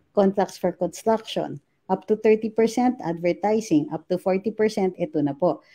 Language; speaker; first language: English; non-native, local second language; Filipino